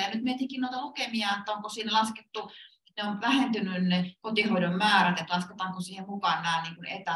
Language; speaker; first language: Finnish; native; Finnish